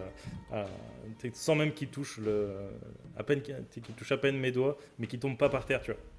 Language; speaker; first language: French; native; French